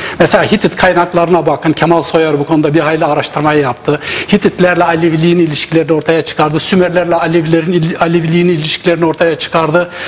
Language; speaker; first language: Turkish; non-native, local second language; Zaza